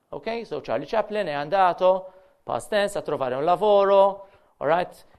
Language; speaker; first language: Italian; non-native, fluent; Maltese